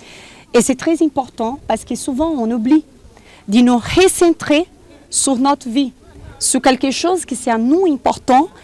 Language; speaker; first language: French; non-native, fluent; Portuguese